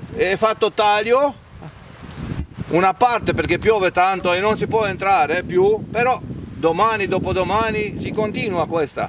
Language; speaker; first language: Italian; non-native, fluent; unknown